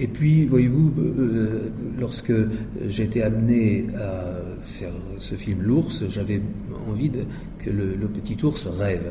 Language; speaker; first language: French; native; French